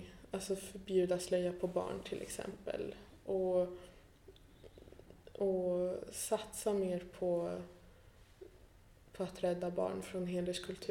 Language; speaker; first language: Swedish; early bilingual, other home language; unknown